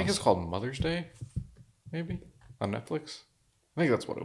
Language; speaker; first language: English; native; English